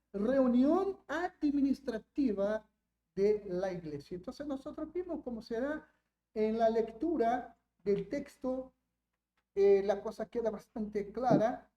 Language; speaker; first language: Spanish; non-native, fluent; Portuguese